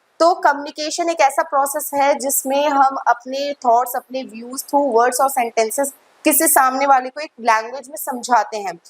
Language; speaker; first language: Hindi; native; Hindi